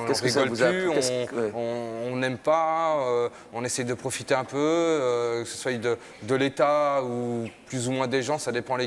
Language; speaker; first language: French; native; French